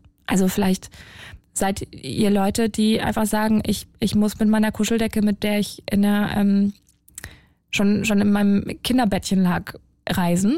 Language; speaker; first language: German; native; German